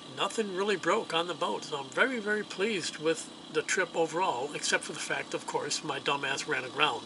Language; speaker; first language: English; native; English